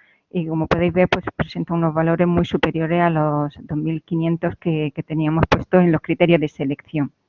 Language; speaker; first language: Spanish; native; Spanish